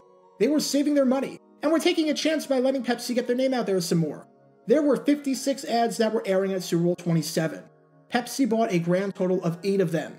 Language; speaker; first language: English; native; English